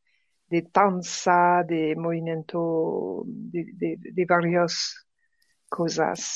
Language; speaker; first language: Spanish; non-native, fluent; French